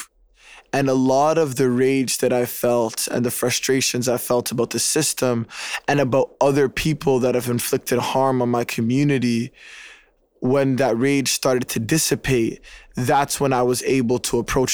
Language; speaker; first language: English; native; English